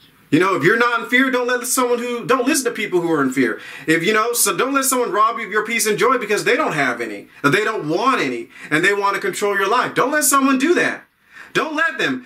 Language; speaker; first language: English; native; English